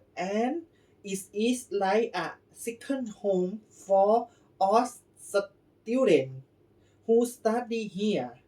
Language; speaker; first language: English; non-native, learner; Thai